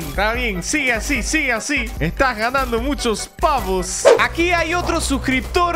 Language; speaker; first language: Spanish; native; Spanish